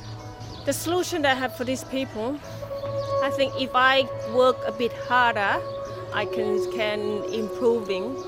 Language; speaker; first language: English; non-native, fluent; Thai